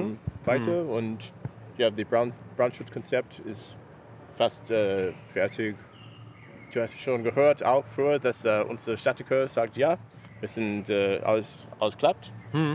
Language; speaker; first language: German; non-native, learner; English